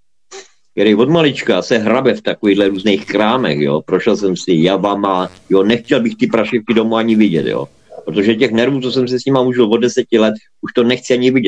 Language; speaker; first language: Czech; native; Czech